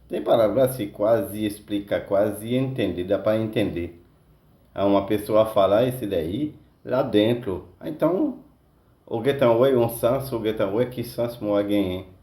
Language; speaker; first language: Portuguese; non-native, learner; Haitian Creole